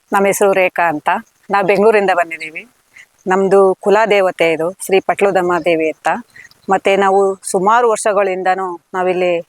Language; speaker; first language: Kannada; native; Kannada